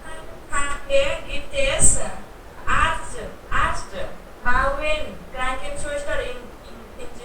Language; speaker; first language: German; non-native, learner; Hindi